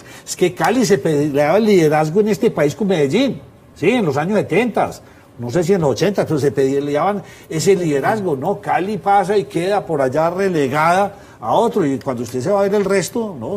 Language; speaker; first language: Spanish; native; Spanish